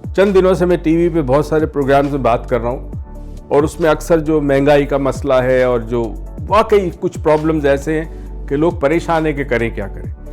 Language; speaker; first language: Urdu; native; Urdu